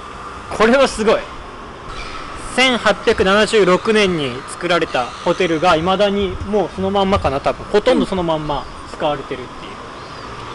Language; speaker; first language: Japanese; native; Japanese